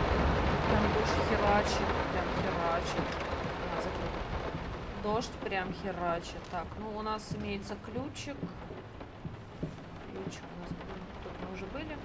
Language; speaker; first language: Russian; native; Russian